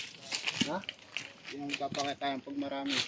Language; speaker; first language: Filipino; native; Filipino